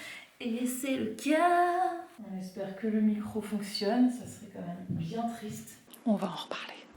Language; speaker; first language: French; native; French